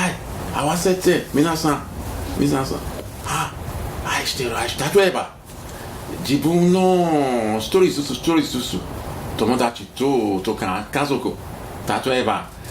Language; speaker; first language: Japanese; non-native, learner; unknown